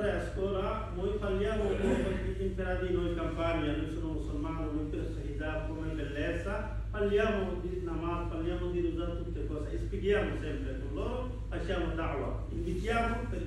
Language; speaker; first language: Italian; non-native, learner; Bangla